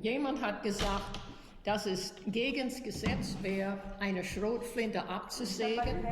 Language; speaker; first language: German; early bilingual, heritage; German